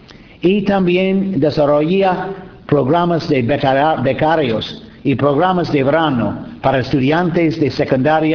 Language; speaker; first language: Spanish; non-native, fluent; English